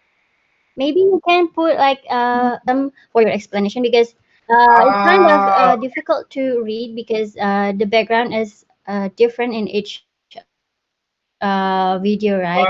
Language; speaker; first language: English; non-native, fluent; Indonesian